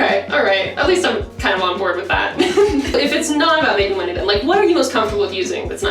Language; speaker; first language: English; native; English